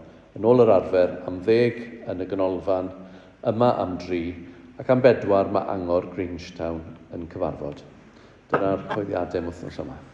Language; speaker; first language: Welsh; native; Welsh